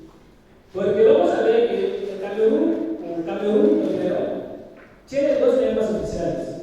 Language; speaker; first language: Spanish; non-native, fluent; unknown